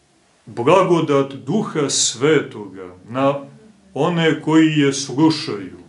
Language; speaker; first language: Serbian; native; Serbian